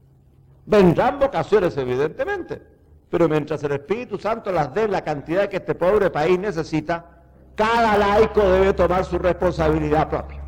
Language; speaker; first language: Spanish; native; Spanish